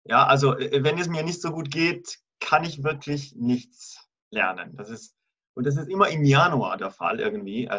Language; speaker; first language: German; non-native, fluent; Italian